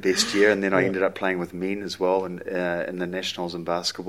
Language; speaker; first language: English; native; English